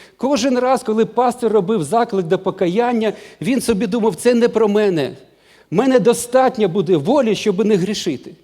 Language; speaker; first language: Ukrainian; non-native, local second language; Russian